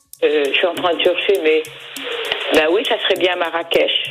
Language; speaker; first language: French; native; French